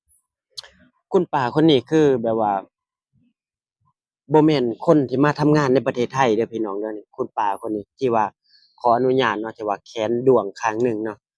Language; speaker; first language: Thai; non-native, local second language; Northeastern Thai